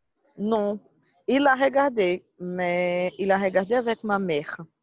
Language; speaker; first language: French; non-native, learner; Portuguese